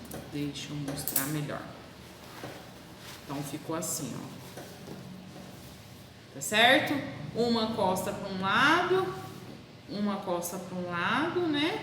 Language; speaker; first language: Portuguese; native; Portuguese